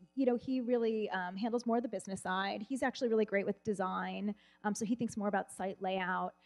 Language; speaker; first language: English; native; English